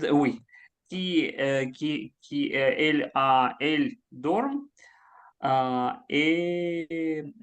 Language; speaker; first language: French; non-native, learner; Russian